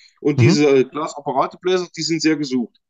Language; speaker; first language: German; native; German